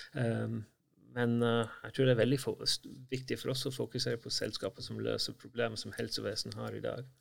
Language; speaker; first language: Norwegian; non-native, fluent; English